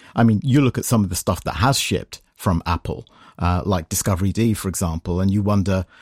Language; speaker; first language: English; native; English